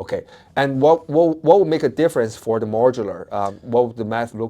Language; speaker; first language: English; non-native, fluent; Chinese